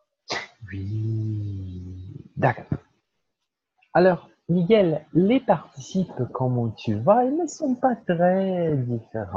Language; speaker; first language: French; non-native, fluent; Portuguese